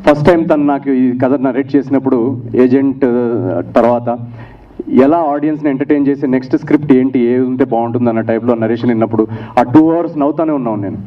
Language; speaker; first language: Telugu; native; Telugu